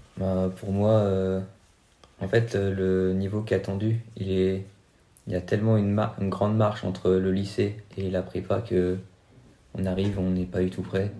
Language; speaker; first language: French; native; French